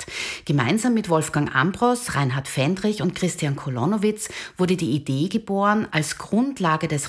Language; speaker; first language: German; native; German